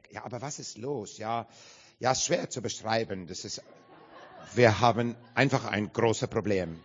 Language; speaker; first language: German; non-native, learner; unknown